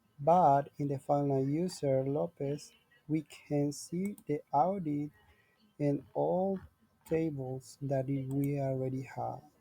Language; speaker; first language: English; non-native, learner; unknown